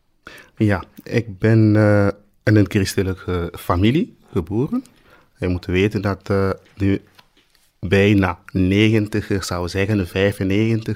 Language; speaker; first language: Dutch; non-native, fluent; Swahili